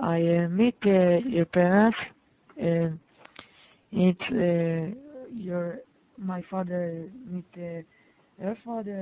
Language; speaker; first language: English; non-native, learner; Hebrew